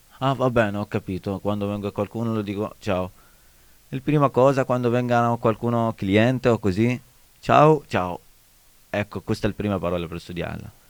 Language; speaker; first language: Italian; non-native, learner; Arabic